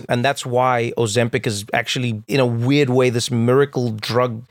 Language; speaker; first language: English; native; English